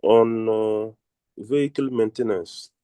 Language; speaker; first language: English; non-native, fluent; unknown